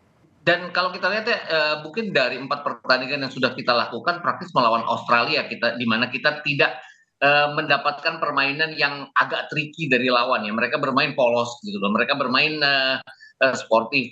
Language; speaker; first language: Indonesian; native; Indonesian